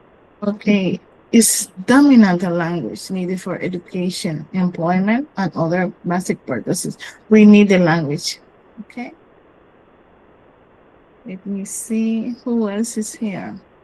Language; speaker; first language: English; non-native, learner; Spanish